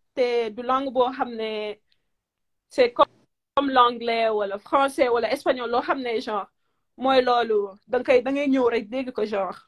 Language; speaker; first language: French; non-native, local second language; Wolof